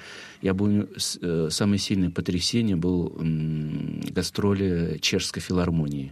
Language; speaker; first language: Russian; non-native, fluent; Chinese